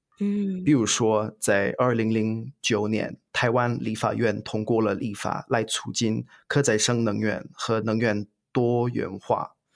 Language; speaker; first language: Chinese; non-native, fluent; English